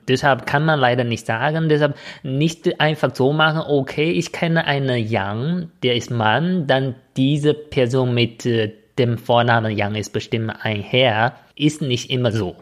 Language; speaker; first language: German; non-native, fluent; Chinese